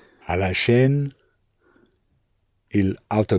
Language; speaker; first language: Arabic; non-native, learner; English